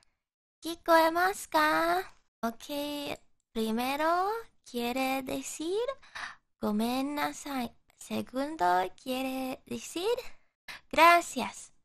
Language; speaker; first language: Spanish; non-native, learner; English